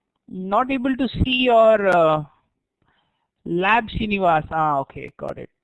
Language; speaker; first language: English; non-native, local second language; Hindi